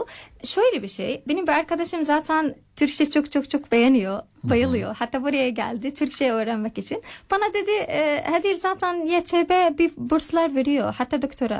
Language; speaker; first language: Turkish; non-native, learner; Arabic